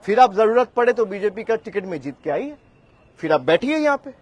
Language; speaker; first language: Hindi; non-native, local second language; Bangla